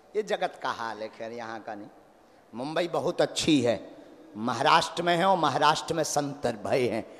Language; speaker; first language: Hindi; native; Hindi